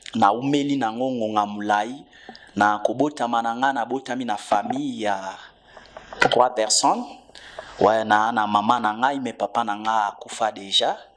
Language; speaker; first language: Lingala; non-native, local second language; Swahili